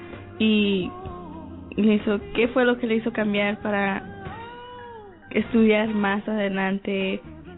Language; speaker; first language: Spanish; early bilingual, heritage; Spanish